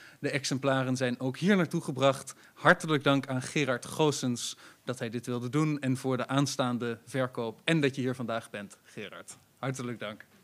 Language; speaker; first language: Dutch; native; Dutch